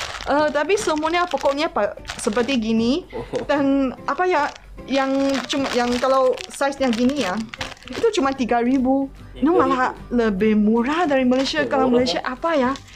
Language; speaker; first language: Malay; non-native, local second language; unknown